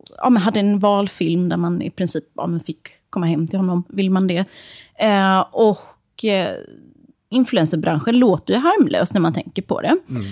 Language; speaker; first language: Swedish; early bilingual, other home language; Serbian